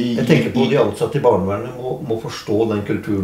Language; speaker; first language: Norwegian; native; Norwegian